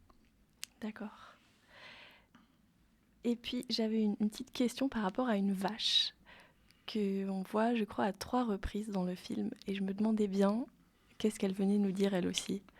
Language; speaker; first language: French; native; French